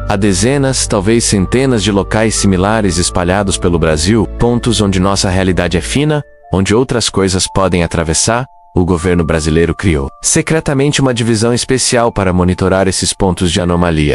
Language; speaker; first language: Portuguese; native; Portuguese